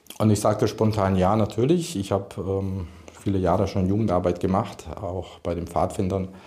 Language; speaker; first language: German; early bilingual, other home language; Hungarian